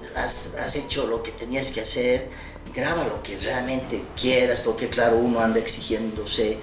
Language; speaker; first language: Spanish; native; Spanish